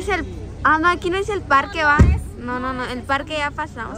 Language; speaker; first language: Spanish; native; Spanish